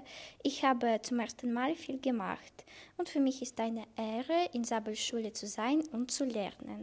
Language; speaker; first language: German; non-native, learner; Russian